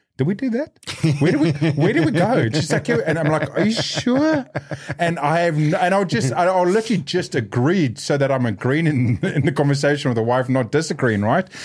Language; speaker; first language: English; native; English